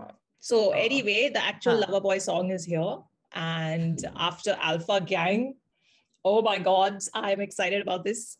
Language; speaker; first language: English; non-native, local second language; Hindi